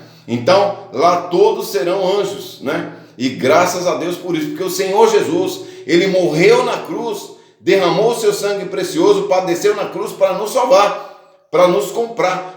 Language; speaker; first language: Portuguese; native; Portuguese